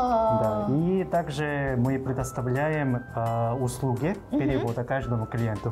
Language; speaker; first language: Russian; non-native, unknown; Korean